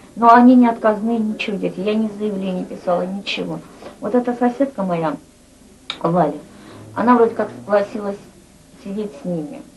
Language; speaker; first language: Russian; native; Russian